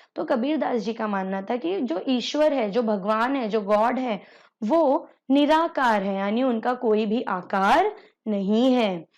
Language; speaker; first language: Hindi; native; Hindi